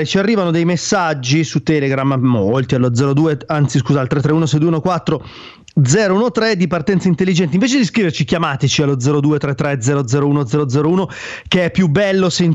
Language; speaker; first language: Italian; native; Italian